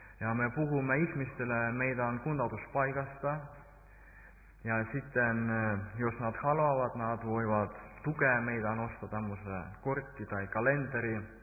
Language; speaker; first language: Finnish; non-native, local second language; Estonian